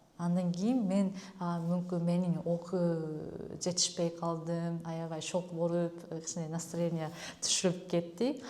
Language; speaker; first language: Kyrgyz; non-native, fluent; Japanese